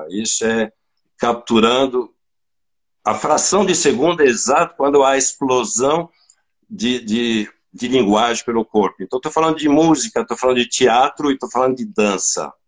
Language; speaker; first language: Portuguese; non-native, fluent; French